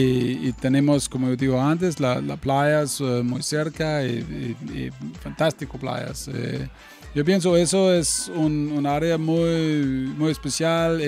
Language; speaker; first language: Spanish; non-native, learner; English